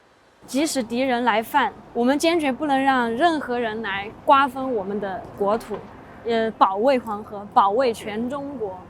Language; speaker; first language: Chinese; native; Chinese